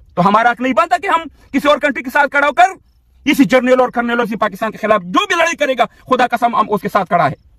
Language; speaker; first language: Urdu; non-native, local second language; Pashto